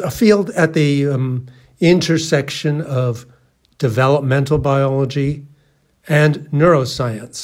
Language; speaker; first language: English; native; English